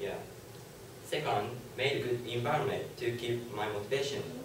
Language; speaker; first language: English; non-native, learner; Japanese